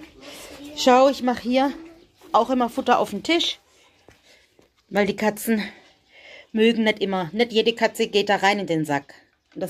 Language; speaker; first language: German; native; German